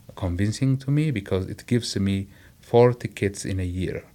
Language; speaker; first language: English; non-native, fluent; Amharic